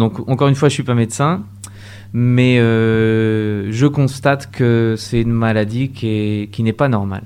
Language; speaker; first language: French; native; French